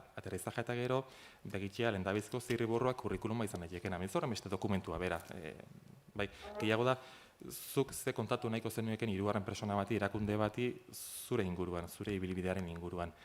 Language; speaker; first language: Basque; native; Basque